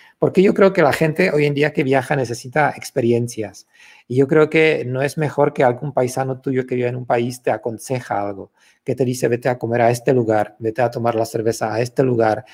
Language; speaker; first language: Spanish; non-native, fluent; Czech